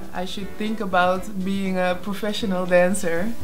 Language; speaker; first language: English; non-native, fluent; Dutch